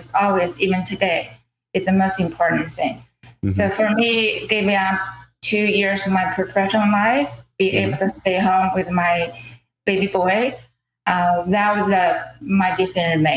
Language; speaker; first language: English; non-native, fluent; Chinese